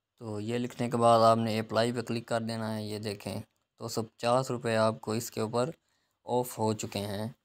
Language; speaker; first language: Urdu; non-native, local second language; Punjabi